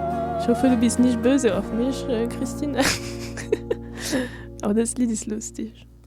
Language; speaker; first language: German; non-native, fluent; French